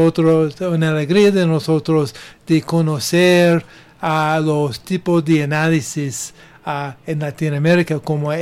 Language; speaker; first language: Spanish; non-native, learner; English